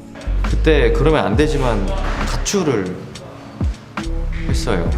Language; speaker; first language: Korean; native; Korean